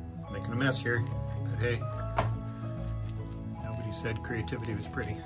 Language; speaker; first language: English; native; English